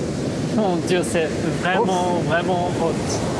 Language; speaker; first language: French; non-native, fluent; Portuguese